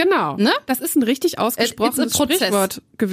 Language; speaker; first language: German; native; German